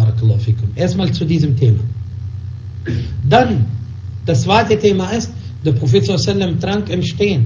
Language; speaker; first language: German; non-native, fluent; Arabic